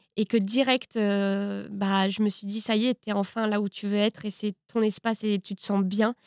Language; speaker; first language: French; native; French